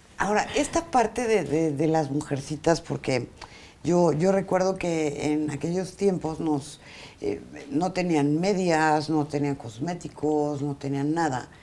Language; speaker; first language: Spanish; native; Spanish